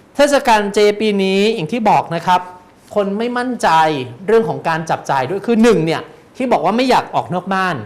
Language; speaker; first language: Thai; native; Thai